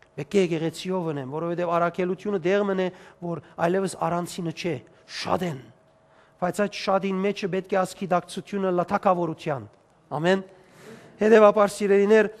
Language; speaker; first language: Armenian; native; Armenian